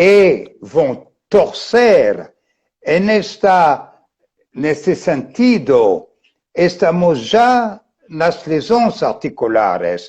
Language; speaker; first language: Portuguese; non-native, fluent; French